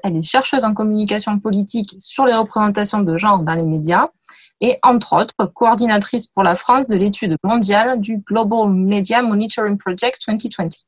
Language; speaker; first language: French; native; French